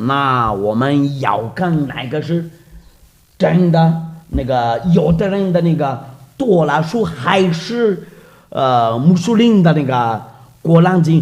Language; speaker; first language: Chinese; non-native, fluent; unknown